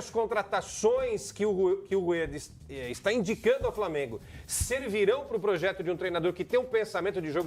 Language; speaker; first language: Portuguese; native; Portuguese